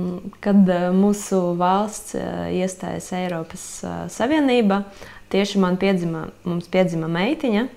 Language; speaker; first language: Latvian; non-native, local second language; Russian